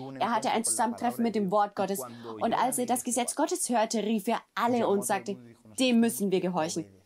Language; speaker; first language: German; non-native, fluent; Spanish